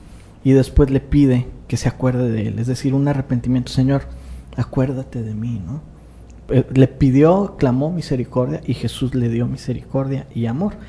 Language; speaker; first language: Spanish; native; Spanish